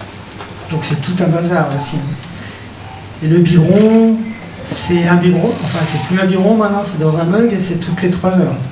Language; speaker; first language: French; native; French